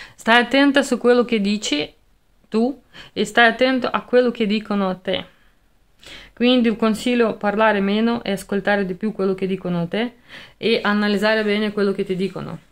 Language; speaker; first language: Italian; non-native, fluent; Russian